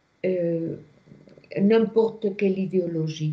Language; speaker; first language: French; non-native, fluent; Spanish